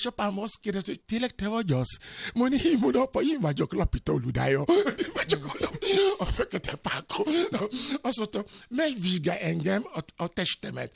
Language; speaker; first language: Hungarian; non-native, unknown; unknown